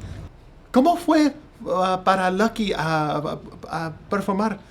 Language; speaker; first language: Spanish; non-native, learner; English